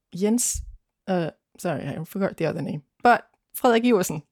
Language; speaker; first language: English; non-native, fluent; Danish